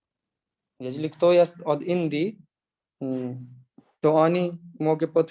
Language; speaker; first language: Polish; non-native, learner; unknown